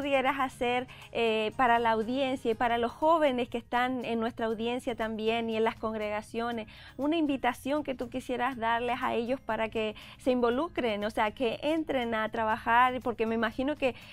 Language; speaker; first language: Spanish; native; Spanish